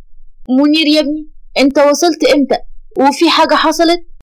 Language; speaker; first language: Arabic; native; Arabic